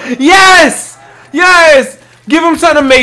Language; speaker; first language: English; native; English